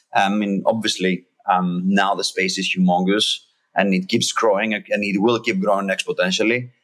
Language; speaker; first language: English; non-native, fluent; Greek